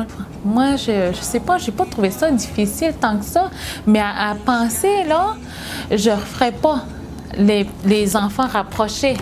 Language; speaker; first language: French; non-native, local second language; Innu-aimun